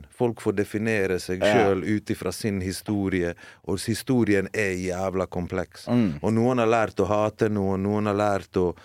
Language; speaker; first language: Norwegian; early bilingual, other home language; Bosnian